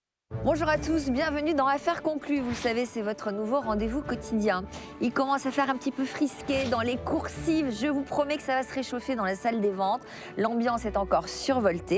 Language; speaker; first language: French; native; French